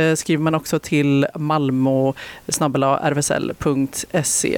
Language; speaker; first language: Swedish; native; Swedish